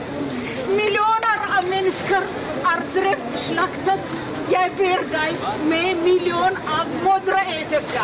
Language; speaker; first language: Norwegian; non-native, learner; Amharic